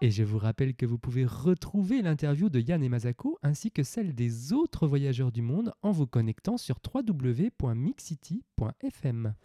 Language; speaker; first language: French; native; French